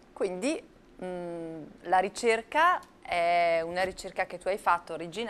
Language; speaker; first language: Italian; native; Italian